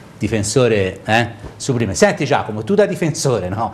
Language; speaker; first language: Italian; native; Italian